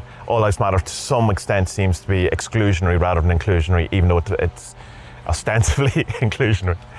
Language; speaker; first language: English; native; English